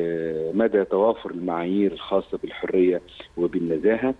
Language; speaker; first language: Arabic; native; Arabic